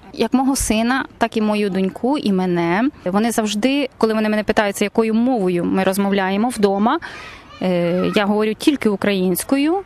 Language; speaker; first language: Ukrainian; native; Ukrainian